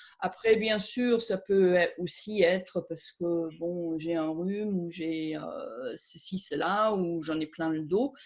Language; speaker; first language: French; non-native, fluent; German